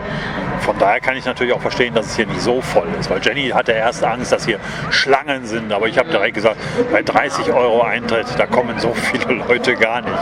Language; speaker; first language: German; native; German